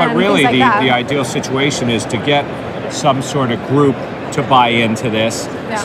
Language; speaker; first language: English; native; English